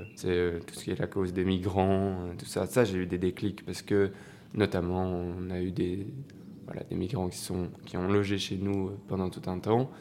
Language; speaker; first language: French; native; French